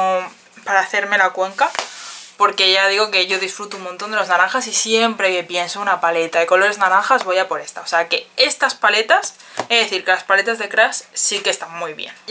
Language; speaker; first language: Spanish; native; Spanish